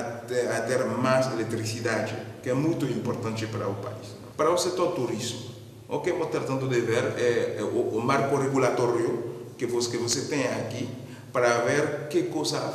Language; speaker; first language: Portuguese; non-native, fluent; Spanish